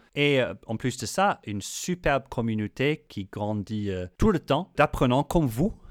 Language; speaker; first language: French; non-native, fluent; English